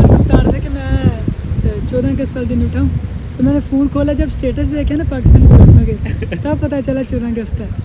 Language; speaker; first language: Hindi; non-native, local second language; Punjabi